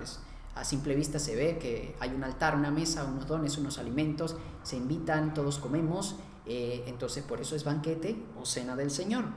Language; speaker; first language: Spanish; native; Spanish